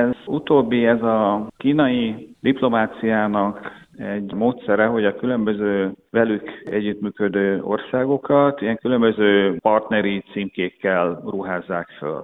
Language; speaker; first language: Hungarian; native; Hungarian